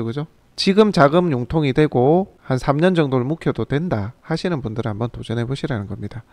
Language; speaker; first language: Korean; native; Korean